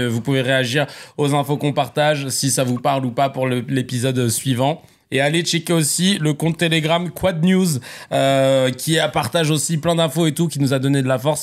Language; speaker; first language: French; native; French